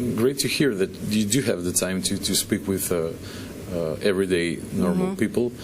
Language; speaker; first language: English; non-native, fluent; Macedonian